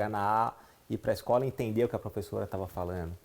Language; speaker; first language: Portuguese; native; Portuguese